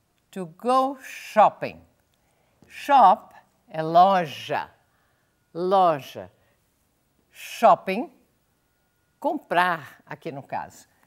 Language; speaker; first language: Portuguese; native; Portuguese